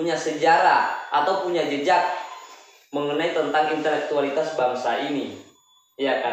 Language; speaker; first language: Indonesian; native; Indonesian